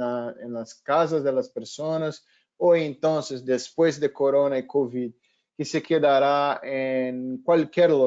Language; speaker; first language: Spanish; non-native, fluent; Portuguese